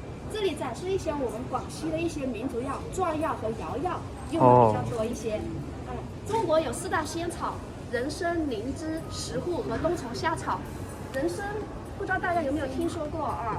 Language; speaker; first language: Chinese; native; Chinese